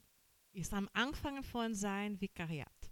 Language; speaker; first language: German; non-native, learner; Portuguese